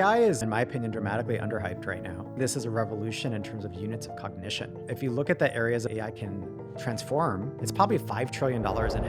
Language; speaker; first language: English; native; English